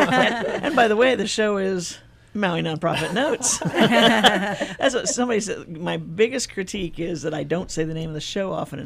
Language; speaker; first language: English; native; English